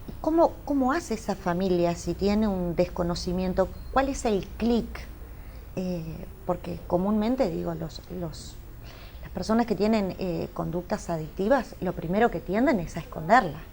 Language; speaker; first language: Spanish; native; Spanish